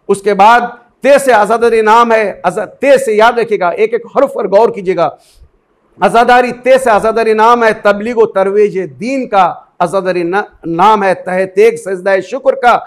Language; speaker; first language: Hindi; native; Hindi